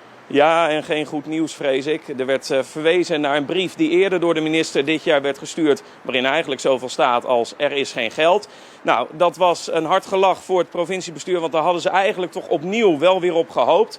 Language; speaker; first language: Dutch; native; Dutch